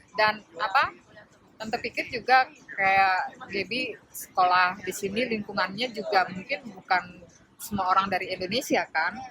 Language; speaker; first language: Indonesian; native; Indonesian